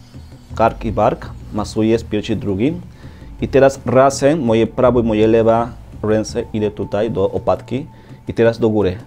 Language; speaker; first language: Polish; non-native, learner; Spanish